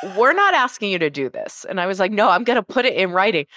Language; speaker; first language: English; native; English